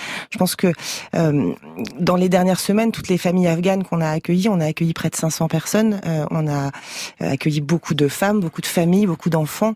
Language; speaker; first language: French; native; French